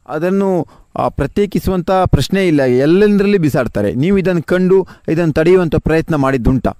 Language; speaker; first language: Kannada; native; Kannada